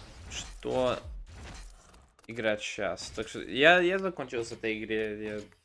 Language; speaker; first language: Russian; early bilingual, heritage; Russian